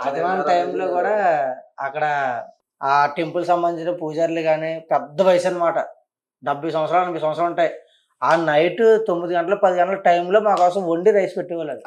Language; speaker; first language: Telugu; native; Telugu